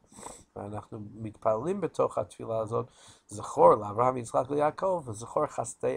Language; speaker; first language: Hebrew; non-native, fluent; English